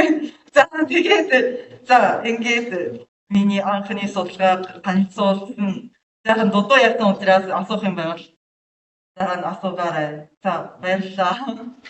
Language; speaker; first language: Mongolian; non-native, learner; Japanese